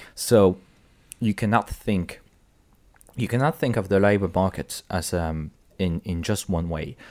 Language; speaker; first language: English; non-native, fluent; French